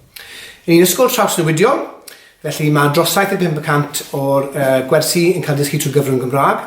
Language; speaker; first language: Welsh; native; Welsh